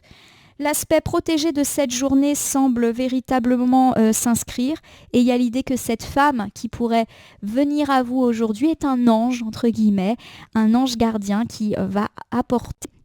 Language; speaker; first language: French; native; French